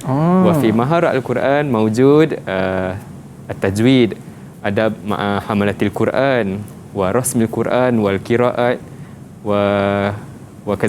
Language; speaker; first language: Arabic; non-native, fluent; Malay